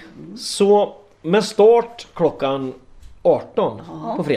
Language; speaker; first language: Swedish; native; Swedish